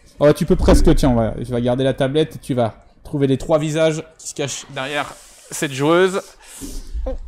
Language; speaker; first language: French; native; French